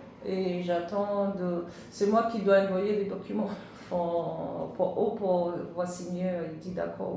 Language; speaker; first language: French; non-native, learner; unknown